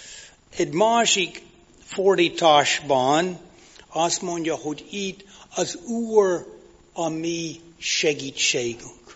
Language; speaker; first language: Hungarian; non-native, fluent; English